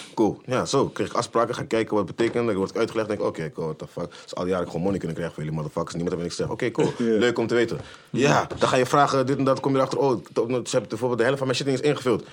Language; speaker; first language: Dutch; native; Dutch